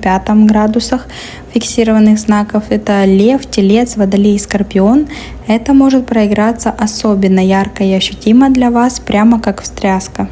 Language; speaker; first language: Russian; native; Russian